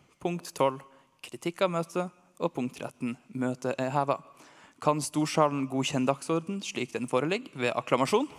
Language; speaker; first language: Norwegian; native; Norwegian